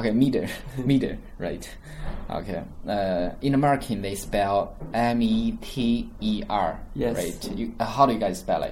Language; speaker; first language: English; non-native, fluent; Chinese